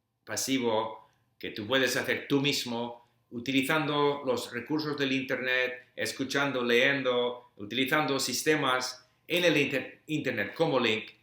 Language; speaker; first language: Spanish; non-native, fluent; English